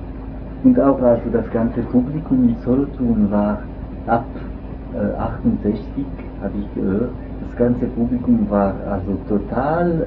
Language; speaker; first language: German; non-native, local second language; French